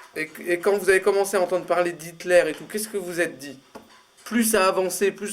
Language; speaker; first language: French; native; French